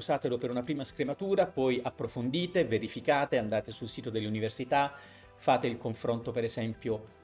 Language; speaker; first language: Italian; native; Italian